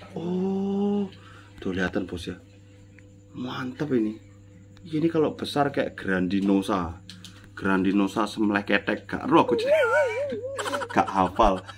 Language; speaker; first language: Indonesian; native; Indonesian